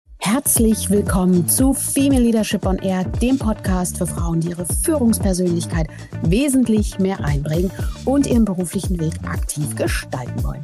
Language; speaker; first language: German; native; German